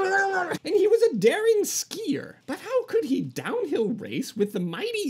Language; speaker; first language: English; native; English